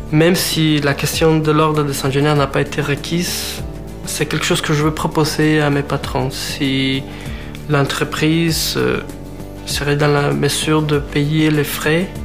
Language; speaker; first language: French; non-native, fluent; Spanish